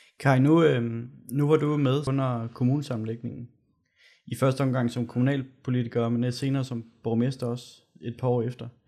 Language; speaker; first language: Danish; native; Danish